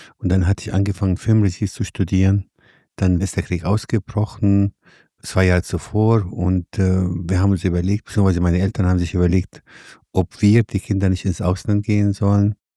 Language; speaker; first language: German; non-native, fluent; Arabic